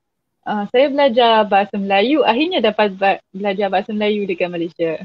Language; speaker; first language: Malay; non-native, fluent; French